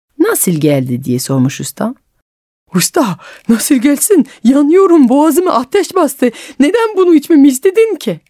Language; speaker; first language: Turkish; non-native, fluent; French